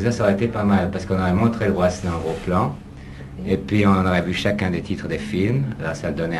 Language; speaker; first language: French; native; French